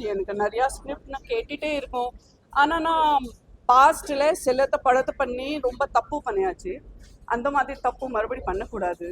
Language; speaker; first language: Tamil; non-native, fluent; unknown